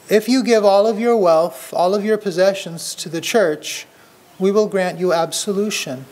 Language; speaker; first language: English; native; English